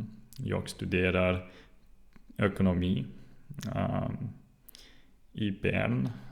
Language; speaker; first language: Swedish; non-native, learner; German